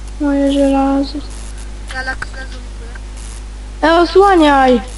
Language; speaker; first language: Polish; native; Polish